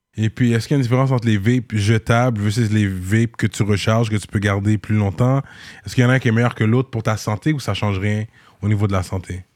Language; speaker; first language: French; native; French